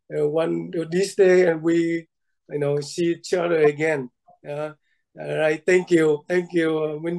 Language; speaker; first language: English; non-native, fluent; Vietnamese